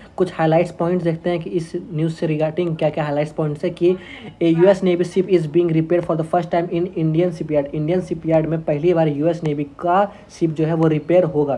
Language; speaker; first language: Hindi; native; Hindi